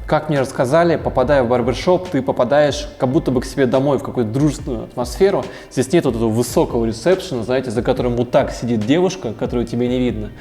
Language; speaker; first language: Russian; native; Russian